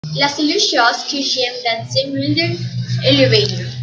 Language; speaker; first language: French; non-native, learner; Spanish